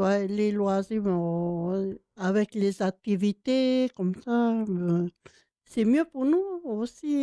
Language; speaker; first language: French; non-native, local second language; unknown